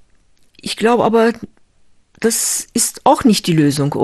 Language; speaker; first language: German; non-native, fluent; Turkish